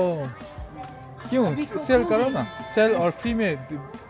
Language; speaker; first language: Hindi; non-native, learner; Nepali